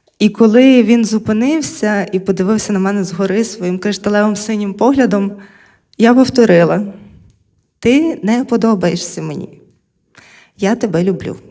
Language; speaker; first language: Ukrainian; non-native, local second language; Russian